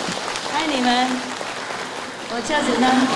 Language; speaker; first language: Chinese; non-native, fluent; Vietnamese